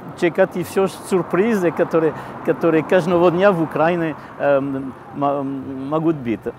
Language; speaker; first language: Ukrainian; non-native, learner; French